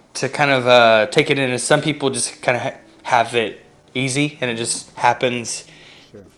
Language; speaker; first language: English; native; English